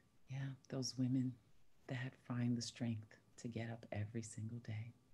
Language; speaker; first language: English; early bilingual, other home language; Spanish